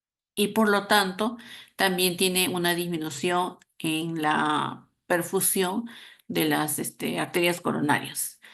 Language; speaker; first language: Spanish; native; Spanish